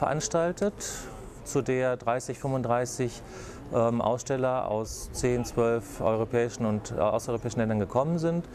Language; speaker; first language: German; native; German